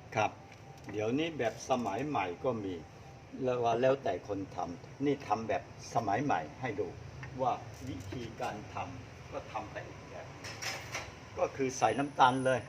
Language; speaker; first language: Thai; non-native, fluent; Chinese